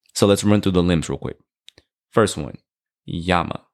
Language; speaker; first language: English; native; English